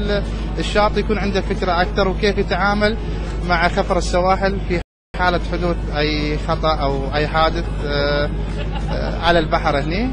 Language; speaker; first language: Arabic; native; Arabic